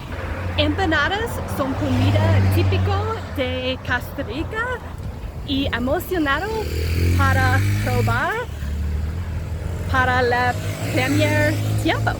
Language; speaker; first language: Spanish; non-native, learner; English